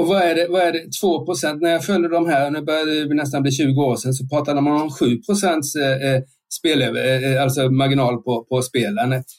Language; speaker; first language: Swedish; native; Swedish